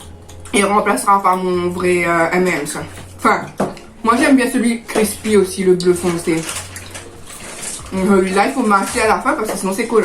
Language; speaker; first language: French; native; French